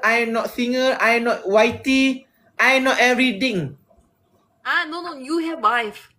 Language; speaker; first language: English; non-native, learner; Malay